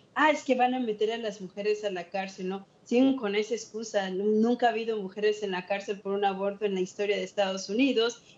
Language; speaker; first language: Spanish; native; Spanish